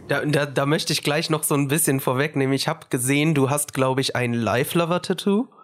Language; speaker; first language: German; early bilingual, other home language; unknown